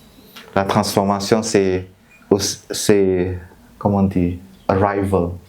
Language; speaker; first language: French; non-native, fluent; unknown